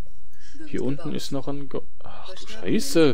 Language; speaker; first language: German; native; German